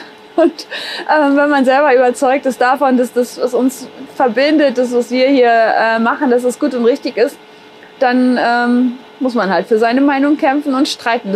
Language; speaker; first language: German; native; German